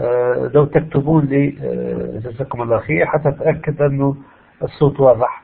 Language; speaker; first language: Arabic; native; Arabic